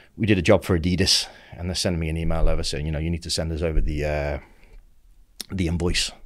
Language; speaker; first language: English; native; English